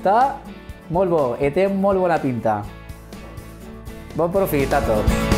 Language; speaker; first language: Catalan; non-native, fluent; Arabic